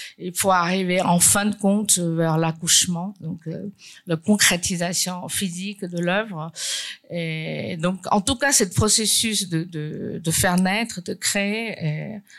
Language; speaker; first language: French; non-native, fluent; Chinese